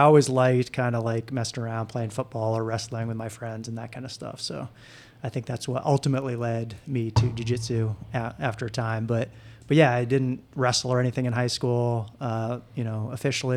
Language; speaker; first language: English; native; English